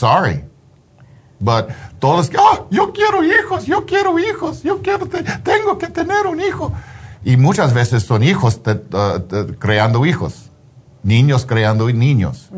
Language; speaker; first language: Spanish; early bilingual, heritage; Spanish